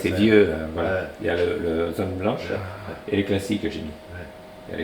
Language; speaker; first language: French; native; French